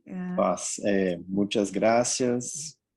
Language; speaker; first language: Spanish; non-native, fluent; Portuguese